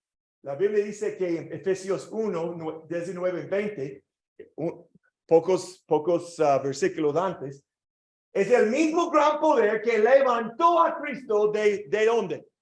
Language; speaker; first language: Spanish; non-native, learner; English